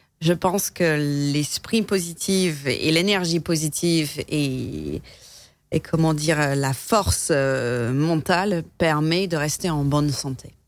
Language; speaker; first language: French; non-native, fluent; English